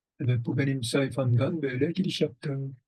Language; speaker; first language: Turkish; non-native, fluent; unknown